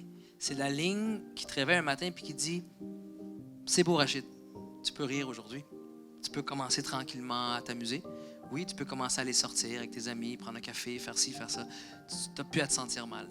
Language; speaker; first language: French; native; French